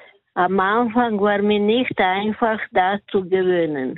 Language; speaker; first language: German; non-native, learner; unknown